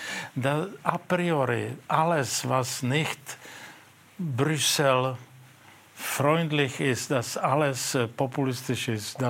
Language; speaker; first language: German; non-native, fluent; Czech